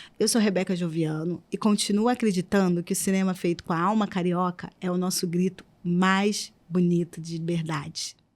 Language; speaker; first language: Portuguese; native; Portuguese